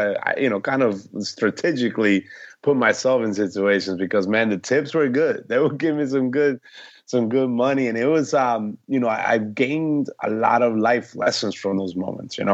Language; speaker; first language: English; early bilingual, other home language; Spanish